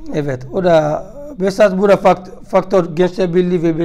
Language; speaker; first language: Turkish; non-native, learner; French